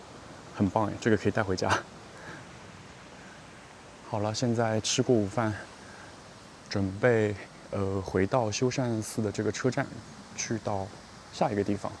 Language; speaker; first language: Chinese; native; Chinese